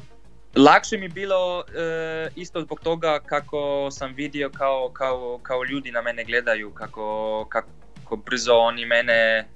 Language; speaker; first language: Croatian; non-native, fluent; Polish